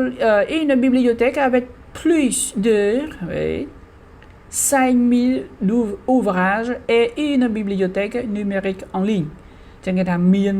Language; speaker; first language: French; non-native, fluent; Khmer